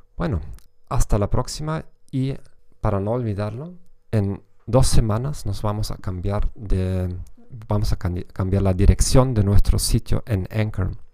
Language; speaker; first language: Spanish; non-native, fluent; German